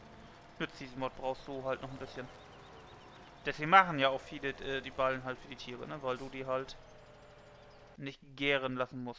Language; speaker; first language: German; native; German